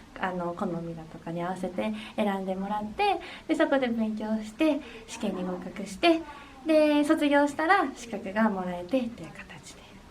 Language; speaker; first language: Japanese; native; Japanese